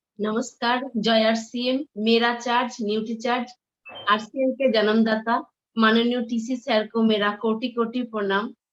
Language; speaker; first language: Hindi; non-native, local second language; Bangla